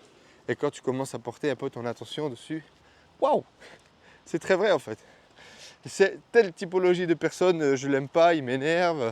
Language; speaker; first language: French; native; French